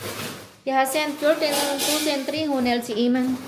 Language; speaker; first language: Danish; non-native, learner; Filipino